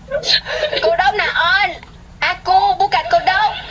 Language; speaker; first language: Indonesian; non-native, learner; Vietnamese